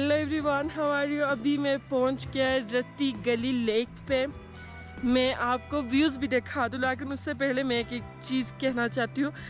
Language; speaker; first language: Urdu; non-native, learner; Turkish